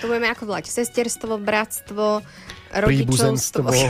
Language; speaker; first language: Slovak; native; Slovak